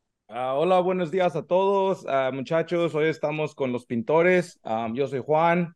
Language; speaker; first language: Spanish; early bilingual, heritage; Spanish